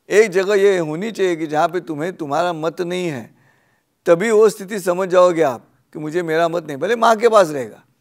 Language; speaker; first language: Hindi; non-native, local second language; Marathi